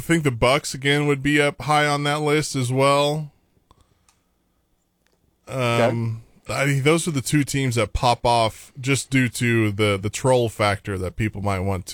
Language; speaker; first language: English; native; English